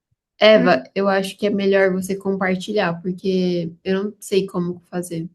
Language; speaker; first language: Portuguese; non-native, learner; English